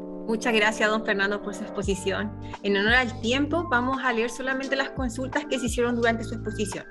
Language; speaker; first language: Spanish; native; Spanish